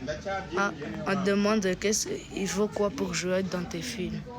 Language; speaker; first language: French; non-native, local second language; Kinyarwanda